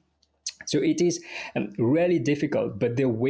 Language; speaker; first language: English; non-native, fluent; Morisyen